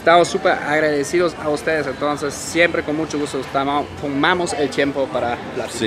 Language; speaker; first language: Spanish; non-native, fluent; German